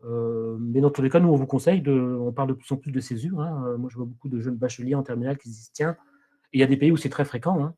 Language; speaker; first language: French; native; French